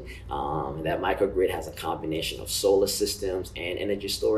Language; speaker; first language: English; non-native, local second language; Ganda